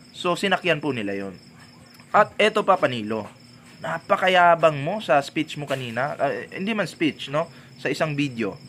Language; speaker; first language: Filipino; non-native, local second language; Cebuano